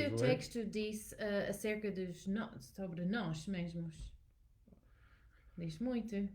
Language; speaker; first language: Portuguese; non-native, learner; English